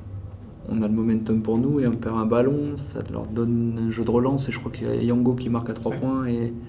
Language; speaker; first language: French; native; French